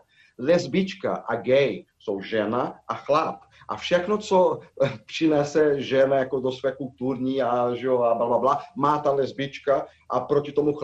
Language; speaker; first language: Czech; non-native, fluent; Portuguese